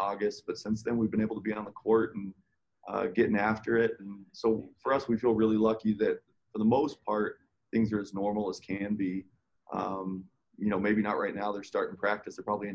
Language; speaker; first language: English; native; English